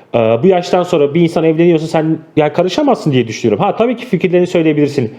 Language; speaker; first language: Turkish; native; Turkish